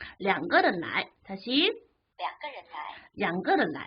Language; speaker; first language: Chinese; non-native, learner; Korean